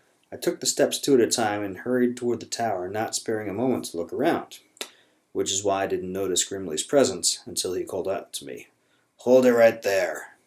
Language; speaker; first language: English; native; English